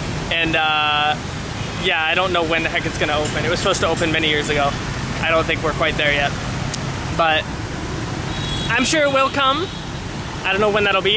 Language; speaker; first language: English; native; English